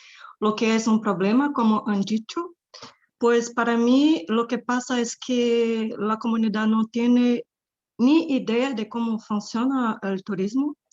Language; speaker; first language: Spanish; non-native, fluent; Portuguese